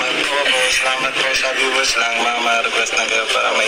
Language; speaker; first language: Filipino; non-native, learner; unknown